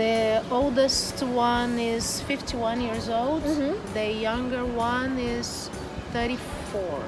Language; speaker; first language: English; non-native, learner; Portuguese